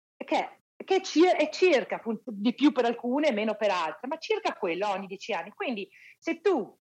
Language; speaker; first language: Italian; native; Italian